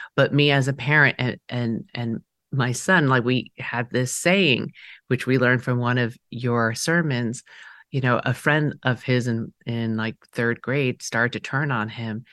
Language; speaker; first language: English; early bilingual, other home language; Chinese